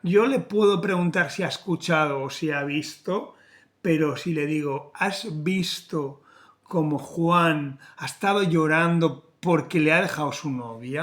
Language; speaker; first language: Spanish; native; Spanish